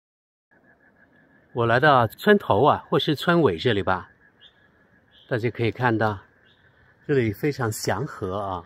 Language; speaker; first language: Chinese; native; Chinese